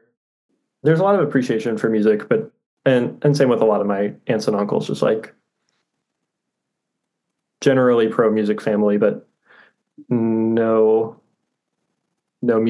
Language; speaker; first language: English; native; English